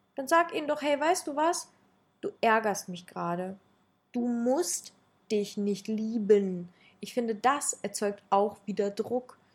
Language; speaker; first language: German; early bilingual, other home language; Russian